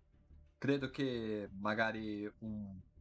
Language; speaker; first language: Italian; non-native, learner; Portuguese